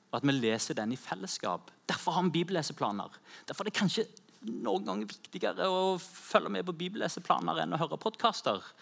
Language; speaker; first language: Norwegian; native; Norwegian